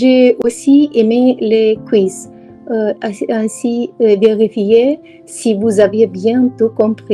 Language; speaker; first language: French; non-native, learner; Romanian